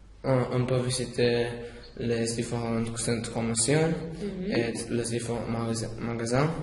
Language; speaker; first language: French; non-native, learner; English